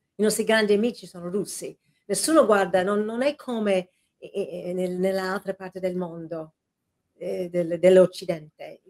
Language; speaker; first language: Italian; non-native, fluent; English